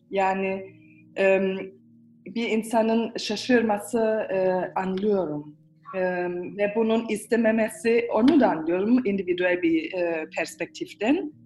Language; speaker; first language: Turkish; early bilingual, heritage; Turkish